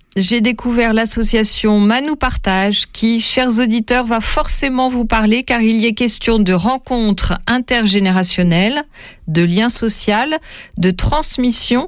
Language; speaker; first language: French; native; French